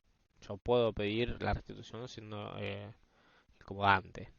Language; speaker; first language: Spanish; native; Spanish